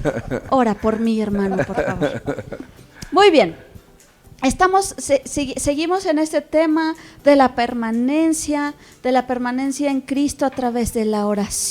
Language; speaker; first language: Spanish; native; Spanish